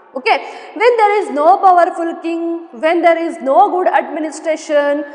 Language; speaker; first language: English; non-native, local second language; Kannada